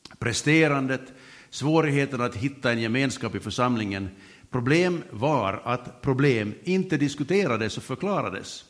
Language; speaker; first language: Swedish; native; Swedish